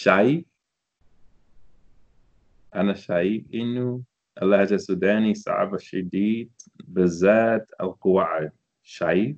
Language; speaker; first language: Arabic; non-native, learner; English